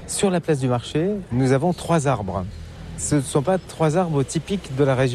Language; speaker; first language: French; native; French